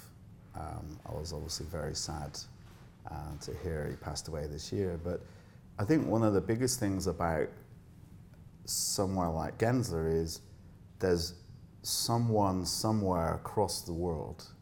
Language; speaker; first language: English; native; English